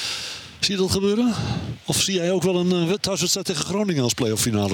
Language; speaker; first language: Dutch; native; Dutch